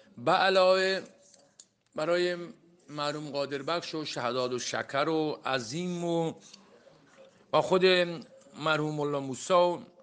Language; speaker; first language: Persian; non-native, local second language; Baluchi